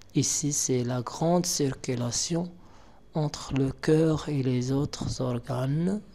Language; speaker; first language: French; non-native, local second language; Arabic